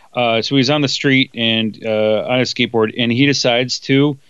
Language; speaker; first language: English; native; English